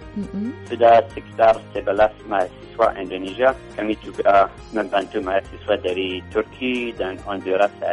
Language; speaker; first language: Indonesian; non-native, learner; English